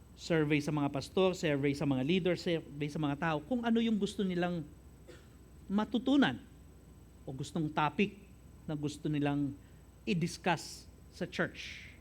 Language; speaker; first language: Filipino; native; Filipino